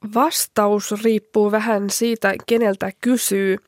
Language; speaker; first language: Finnish; early bilingual, heritage; Finnish